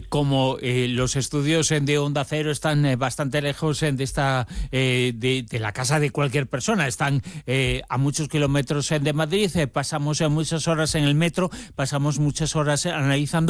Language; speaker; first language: Spanish; native; Spanish